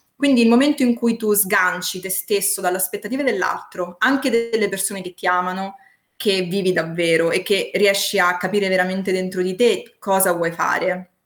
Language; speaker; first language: Italian; native; Italian